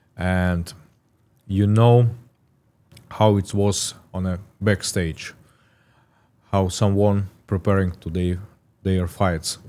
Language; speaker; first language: English; non-native, learner; Russian